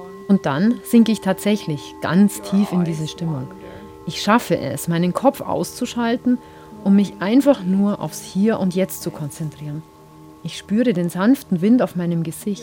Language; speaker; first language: German; native; German